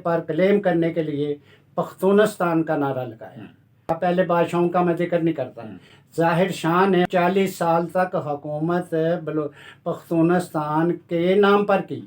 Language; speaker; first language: Urdu; non-native, local second language; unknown